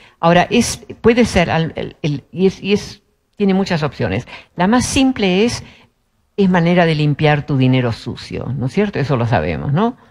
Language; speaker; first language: Spanish; early bilingual, other home language; Dutch